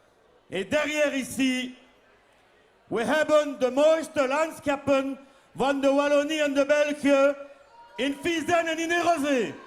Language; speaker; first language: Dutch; non-native, local second language; French